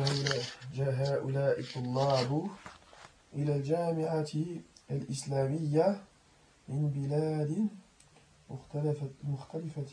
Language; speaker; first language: Arabic; non-native, learner; French